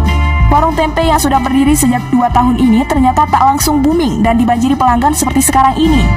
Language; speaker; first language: Indonesian; native; Indonesian